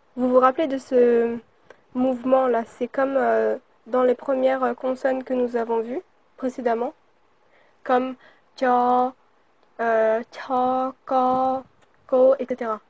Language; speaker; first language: French; early bilingual, other home language; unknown